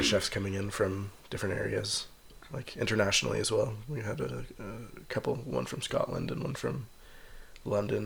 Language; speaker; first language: English; native; English